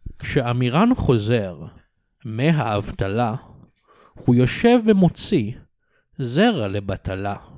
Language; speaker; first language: Hebrew; native; Hebrew